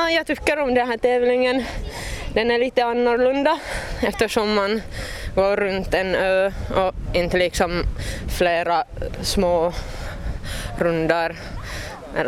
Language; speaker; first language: Swedish; non-native, local second language; Finnish